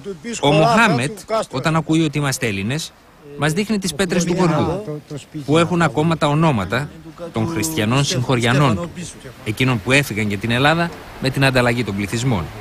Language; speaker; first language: Greek; native; Greek